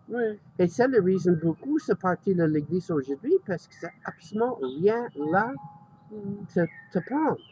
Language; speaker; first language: French; non-native, learner; English